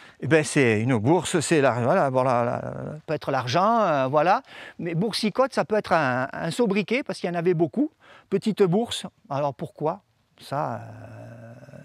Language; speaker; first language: French; native; French